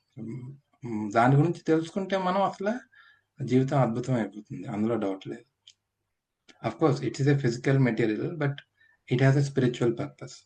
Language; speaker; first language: Telugu; native; Telugu